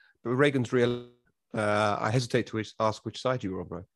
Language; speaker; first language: English; native; English